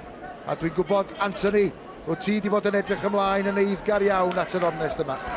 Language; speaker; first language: Welsh; native; Welsh